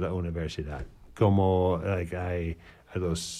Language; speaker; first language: Spanish; non-native, learner; English